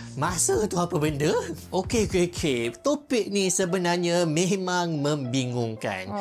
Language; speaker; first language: Malay; native; Malay